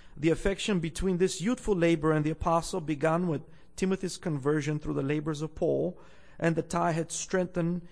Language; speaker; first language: English; non-native, fluent; Bulgarian